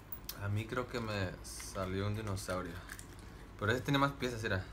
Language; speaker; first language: Spanish; native; Spanish